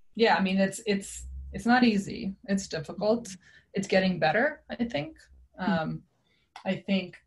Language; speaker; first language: English; non-native, fluent; Serbian